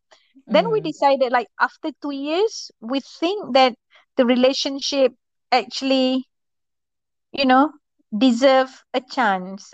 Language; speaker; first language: English; non-native, local second language; Malay